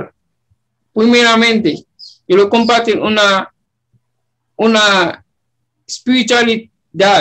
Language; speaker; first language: Spanish; non-native, learner; Haitian Creole